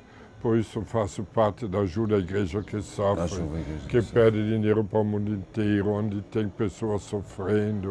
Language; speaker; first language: Portuguese; non-native, fluent; German